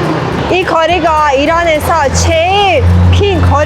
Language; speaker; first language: Korean; non-native, learner; Persian